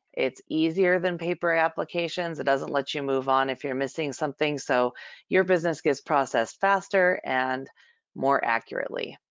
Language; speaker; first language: English; native; English